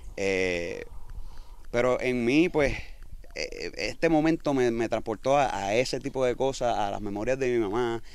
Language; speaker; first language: Spanish; native; Spanish